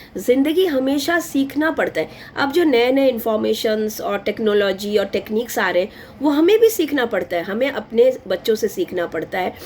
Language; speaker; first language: Hindi; non-native, local second language; Bangla